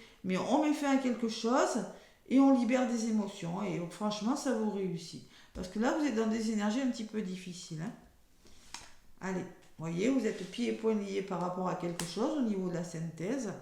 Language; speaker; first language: French; native; French